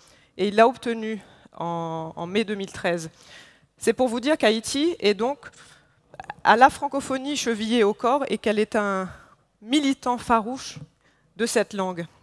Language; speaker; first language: French; non-native, local second language; Haitian Creole